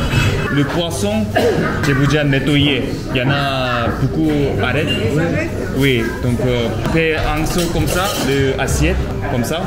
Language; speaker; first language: French; non-native, learner; Korean